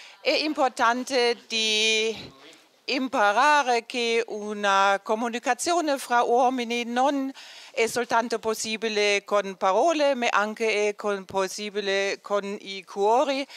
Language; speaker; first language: Italian; non-native, learner; German